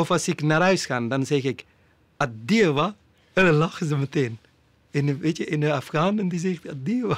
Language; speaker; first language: Dutch; non-native, learner; Persian